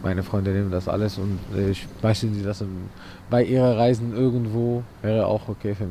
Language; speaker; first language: German; non-native, fluent; Arabic